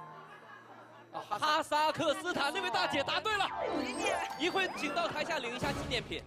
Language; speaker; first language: Chinese; native; Chinese